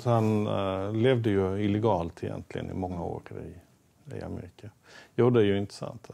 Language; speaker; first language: Swedish; native; Swedish